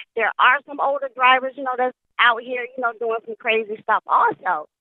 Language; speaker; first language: English; native; English